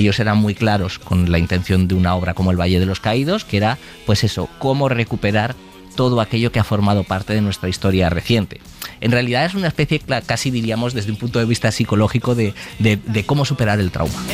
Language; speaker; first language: Spanish; native; Spanish